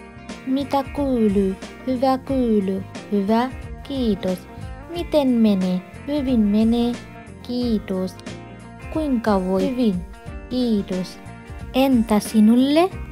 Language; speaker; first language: Finnish; non-native, learner; Bangla